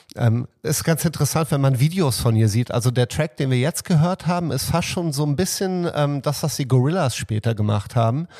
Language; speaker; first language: German; early bilingual, other home language; Serbian